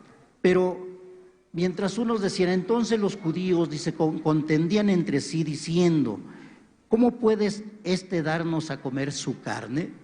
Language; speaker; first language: Spanish; native; Spanish